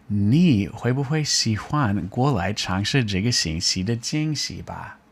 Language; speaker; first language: Chinese; non-native, fluent; English